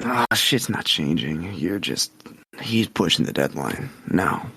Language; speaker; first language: English; native; English